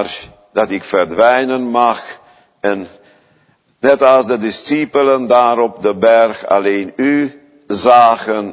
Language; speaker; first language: Dutch; non-native, fluent; Hungarian